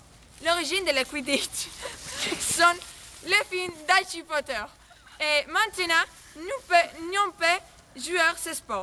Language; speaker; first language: French; non-native, learner; Spanish